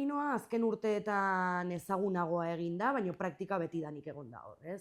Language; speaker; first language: Basque; native; Basque